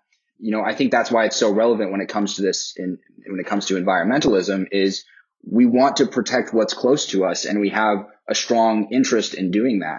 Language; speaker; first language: English; native; English